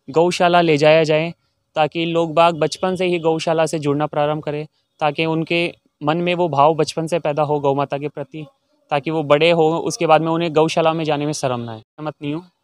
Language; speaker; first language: Hindi; native; Hindi